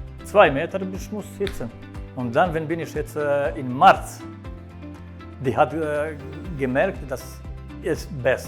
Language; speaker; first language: German; non-native, learner; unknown